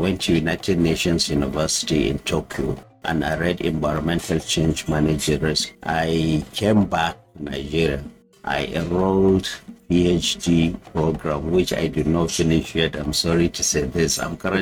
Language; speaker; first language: English; non-native, local second language; Hausa